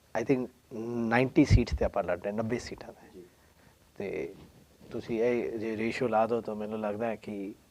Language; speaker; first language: Hindi; non-native, local second language; Punjabi